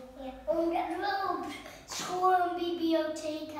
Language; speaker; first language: Dutch; early bilingual, heritage; Dutch